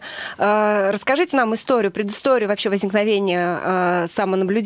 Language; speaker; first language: Russian; native; Russian